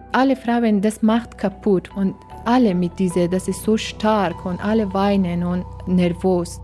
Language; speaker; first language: German; non-native, learner; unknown